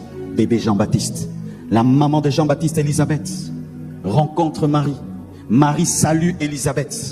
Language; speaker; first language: French; non-native, local second language; Lingala